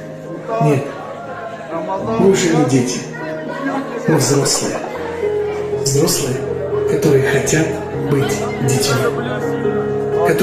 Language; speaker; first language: Russian; native; Russian